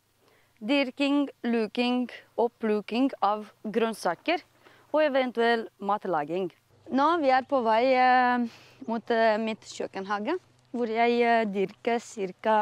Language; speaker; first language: Norwegian; non-native, fluent; Romanian